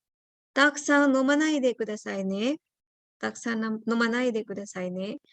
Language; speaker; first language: Japanese; non-native, fluent; Indonesian